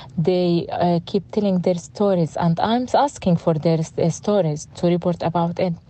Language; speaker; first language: English; non-native, fluent; Arabic